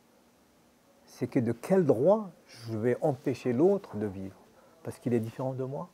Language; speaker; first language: French; non-native, local second language; Arabic